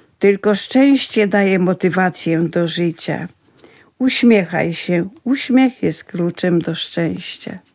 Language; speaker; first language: Polish; native; Polish